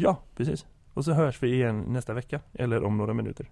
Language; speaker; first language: Swedish; native; Swedish